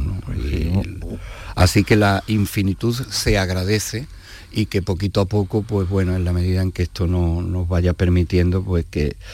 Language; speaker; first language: Spanish; native; Spanish